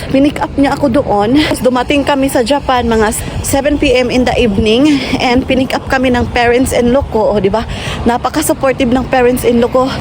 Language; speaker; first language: Filipino; non-native, local second language; Cebuano